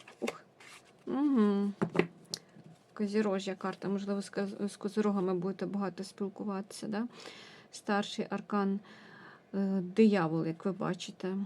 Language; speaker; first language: Ukrainian; non-native, local second language; Russian